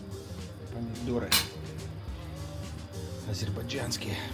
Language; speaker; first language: Russian; native; Russian